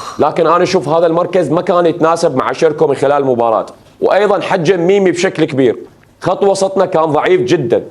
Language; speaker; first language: Arabic; native; Arabic